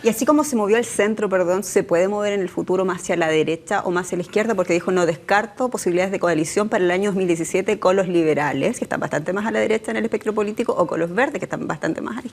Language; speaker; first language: Spanish; native; Spanish